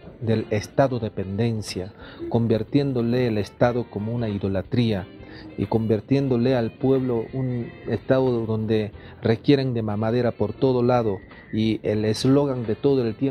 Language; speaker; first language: Spanish; non-native, fluent; Korean